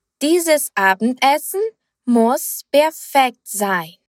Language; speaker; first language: German; non-native, fluent; Portuguese